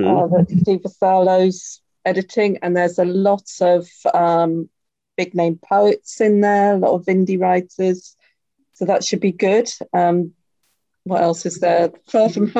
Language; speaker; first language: English; native; English